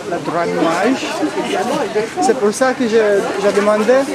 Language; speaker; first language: French; non-native, fluent; Romanian